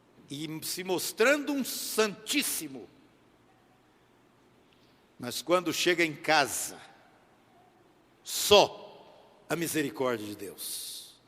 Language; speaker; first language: Portuguese; native; Portuguese